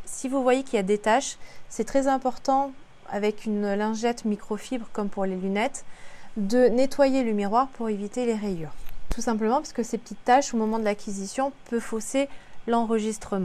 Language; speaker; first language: French; native; French